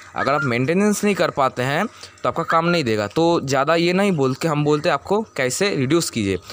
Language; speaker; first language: Hindi; non-native, local second language; Bangla